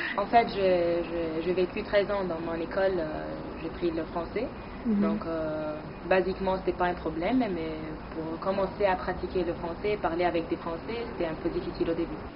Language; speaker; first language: French; non-native, fluent; Arabic